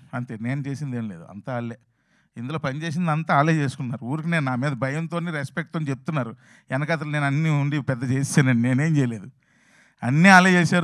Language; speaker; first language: Telugu; native; Telugu